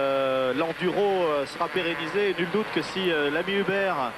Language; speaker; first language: French; native; French